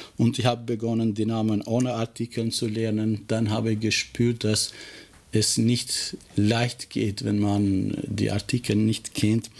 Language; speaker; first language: German; non-native, fluent; Albanian